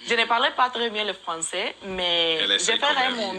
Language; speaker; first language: French; non-native, learner; Spanish